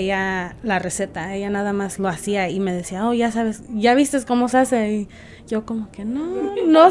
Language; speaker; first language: Spanish; early bilingual, heritage; Spanish